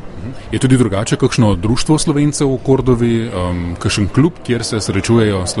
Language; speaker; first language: Slovenian; native; Slovenian